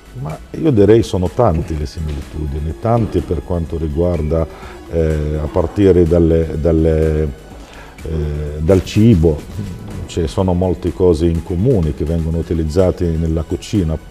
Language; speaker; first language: Italian; non-native, fluent; Arabic